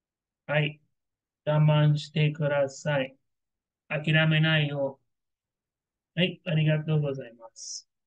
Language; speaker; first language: Japanese; non-native, learner; English